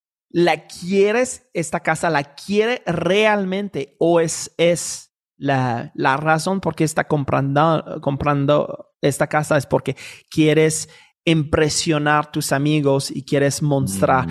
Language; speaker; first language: Spanish; non-native, fluent; French